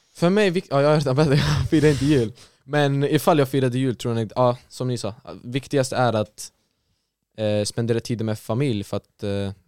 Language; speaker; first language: Swedish; early bilingual, other home language; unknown